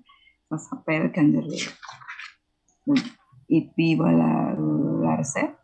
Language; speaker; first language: French; non-native, fluent; Indonesian